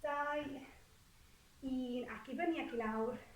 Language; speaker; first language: Welsh; native; Welsh